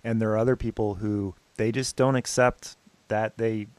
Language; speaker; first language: English; native; English